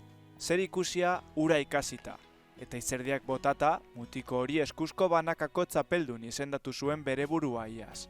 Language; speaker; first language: Basque; native; Basque